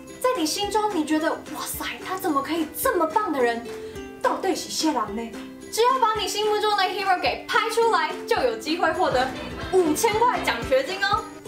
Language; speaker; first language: Chinese; native; Chinese